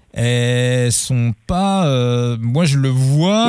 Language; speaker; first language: French; native; French